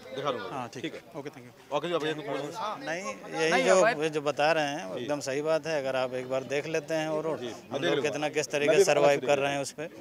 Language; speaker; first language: Hindi; native; Hindi